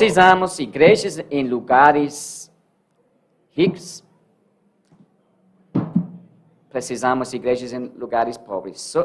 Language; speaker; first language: Portuguese; non-native, learner; English